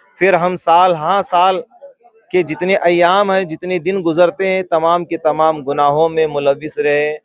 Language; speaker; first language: Urdu; native; Urdu